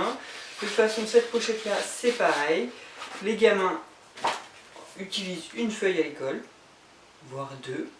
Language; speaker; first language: French; native; French